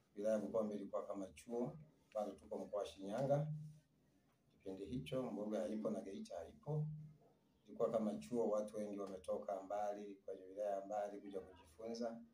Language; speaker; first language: Swahili; non-native, local second language; Sukuma